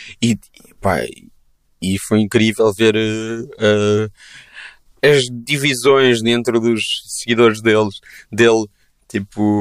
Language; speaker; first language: Portuguese; native; Portuguese